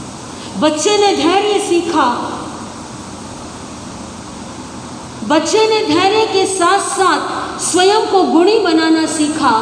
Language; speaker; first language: Hindi; native; Hindi